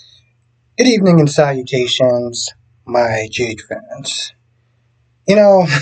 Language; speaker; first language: English; native; English